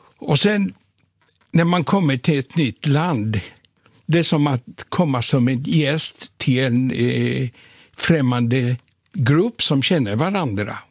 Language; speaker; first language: Swedish; non-native, fluent; Polish